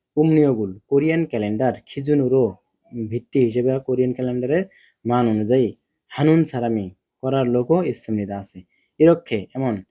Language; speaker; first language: Bangla; native; Bangla